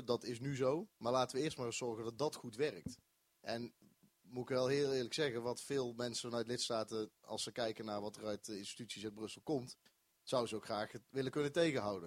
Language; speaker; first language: Dutch; native; Dutch